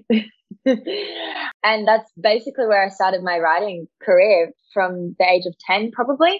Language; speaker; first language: English; native; English